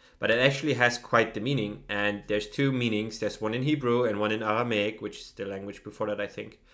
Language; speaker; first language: English; non-native, fluent; German